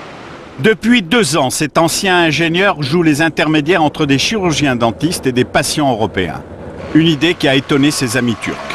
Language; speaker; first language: French; native; French